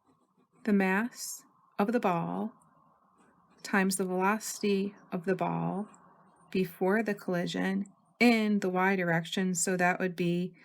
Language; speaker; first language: English; native; English